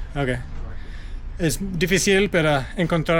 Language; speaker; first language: Spanish; non-native, learner; English